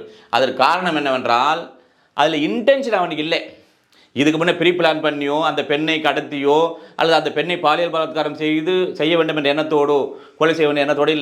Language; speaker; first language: Tamil; native; Tamil